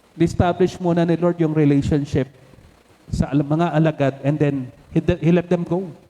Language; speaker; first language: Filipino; native; Filipino